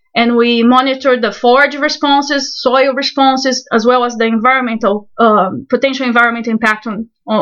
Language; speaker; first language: English; non-native, fluent; Portuguese